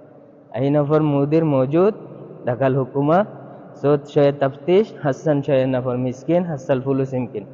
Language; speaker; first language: Arabic; non-native, learner; Bangla